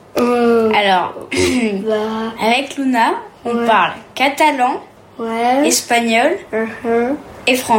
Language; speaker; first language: French; early bilingual, heritage; French